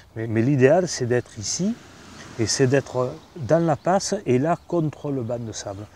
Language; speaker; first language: French; native; French